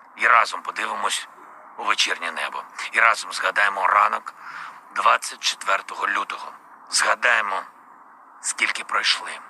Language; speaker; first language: Ukrainian; non-native, local second language; Russian